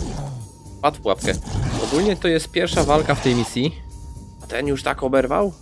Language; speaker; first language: Polish; native; Polish